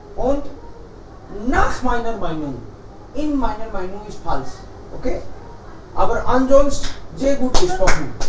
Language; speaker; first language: German; non-native, fluent; Hindi